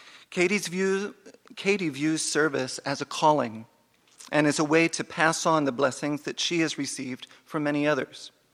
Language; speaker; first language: English; native; English